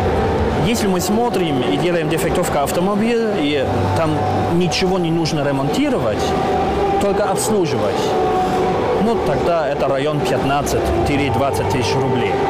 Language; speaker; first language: Russian; non-native, learner; German